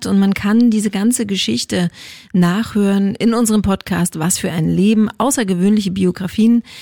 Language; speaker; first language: German; native; German